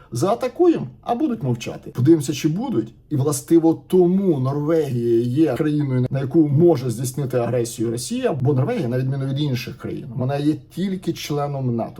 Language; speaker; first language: Ukrainian; native; Ukrainian